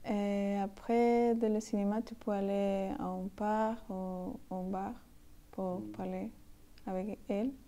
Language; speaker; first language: French; non-native, learner; Spanish